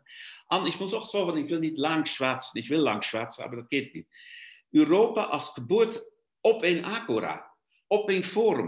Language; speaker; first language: German; non-native, fluent; Luxembourgish